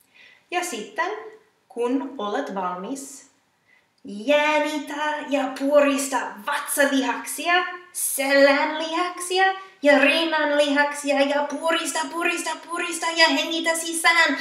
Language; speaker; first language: Finnish; non-native, fluent; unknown